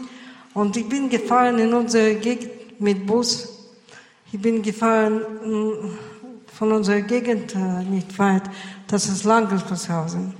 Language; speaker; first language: German; non-native, local second language; Russian